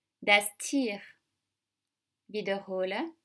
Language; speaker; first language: German; non-native, fluent; French